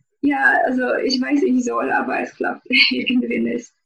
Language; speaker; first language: German; non-native, fluent; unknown